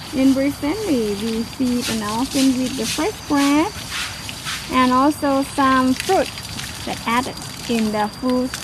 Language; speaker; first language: English; non-native, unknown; Thai